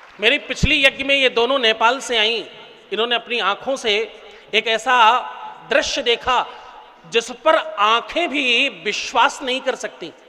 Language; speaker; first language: Hindi; native; Hindi